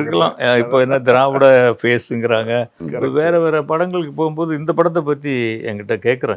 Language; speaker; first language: Tamil; native; Tamil